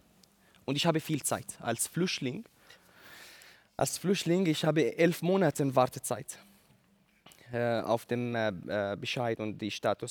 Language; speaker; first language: German; non-native, learner; Arabic